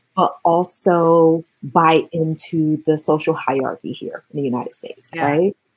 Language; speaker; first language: English; native; English